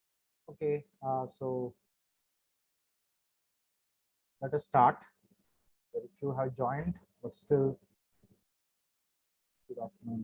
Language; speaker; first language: English; non-native, local second language; Marathi